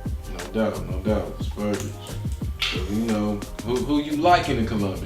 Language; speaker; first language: English; native; English